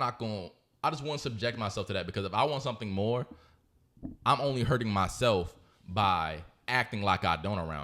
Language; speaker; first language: English; native; English